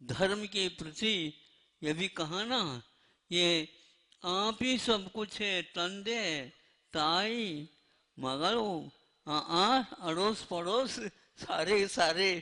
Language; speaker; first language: Hindi; non-native, local second language; Kannada